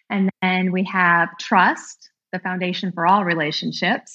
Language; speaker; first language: English; native; English